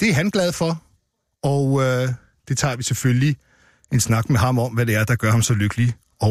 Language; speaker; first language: Danish; native; Danish